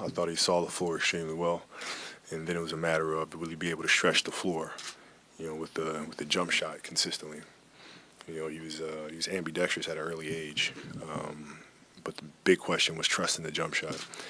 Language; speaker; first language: English; early bilingual, other home language; Italian